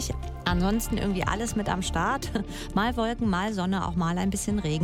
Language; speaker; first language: German; native; German